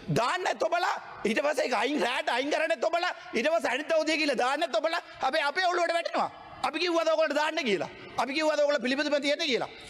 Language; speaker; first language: Sinhala; non-native, local second language; Tamil